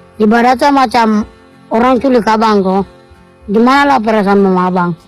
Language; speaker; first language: Indonesian; native; Indonesian